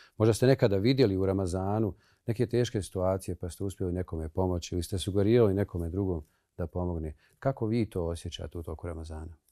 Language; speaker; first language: Bosnian; native; Bosnian